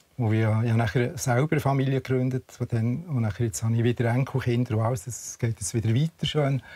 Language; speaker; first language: German; native; German